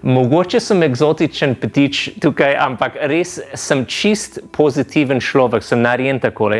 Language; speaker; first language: Slovenian; non-native, fluent; English